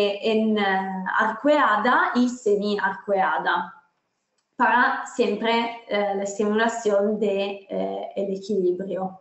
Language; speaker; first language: Spanish; non-native, fluent; Italian